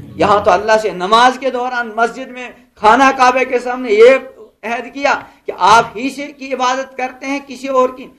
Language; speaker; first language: Urdu; non-native, local second language; Kashmiri